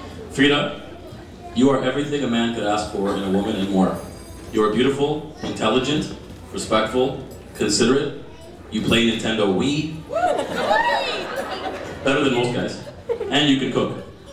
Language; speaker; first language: English; early bilingual, other home language; Greek